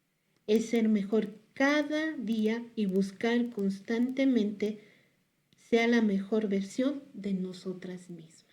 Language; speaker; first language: Spanish; native; Spanish